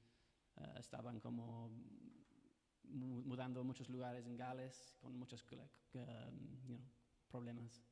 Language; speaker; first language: Spanish; non-native, fluent; English